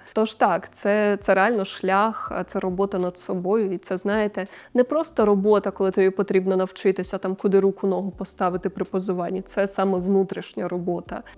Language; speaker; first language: Ukrainian; non-native, local second language; Russian